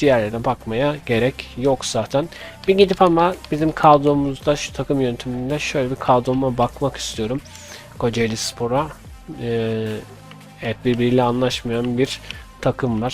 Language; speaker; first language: Turkish; native; Turkish